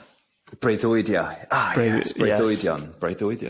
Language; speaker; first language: Welsh; non-native, local second language; English